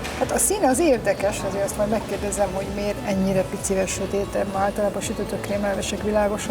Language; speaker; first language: Hungarian; native; Hungarian